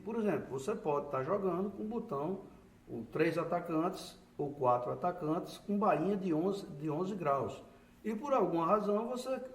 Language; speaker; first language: Portuguese; native; Portuguese